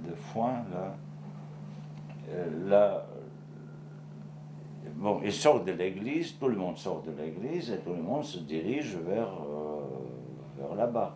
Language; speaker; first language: French; non-native, fluent; Georgian